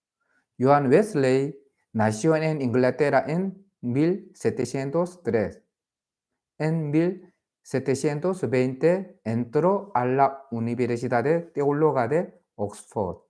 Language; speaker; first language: Spanish; non-native, fluent; Korean